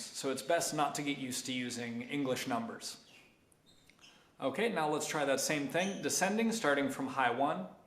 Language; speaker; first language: English; native; English